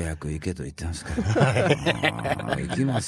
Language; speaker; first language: Japanese; native; Japanese